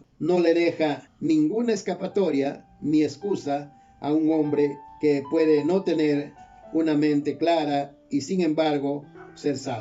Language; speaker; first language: Spanish; native; Spanish